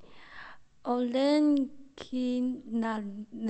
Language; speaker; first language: Finnish; non-native, learner; Chinese